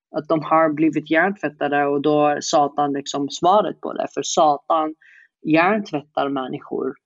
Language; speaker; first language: Swedish; non-native, fluent; Arabic